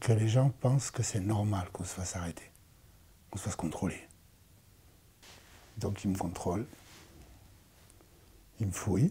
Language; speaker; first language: French; native; French